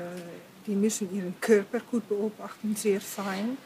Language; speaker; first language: German; non-native, fluent; Dutch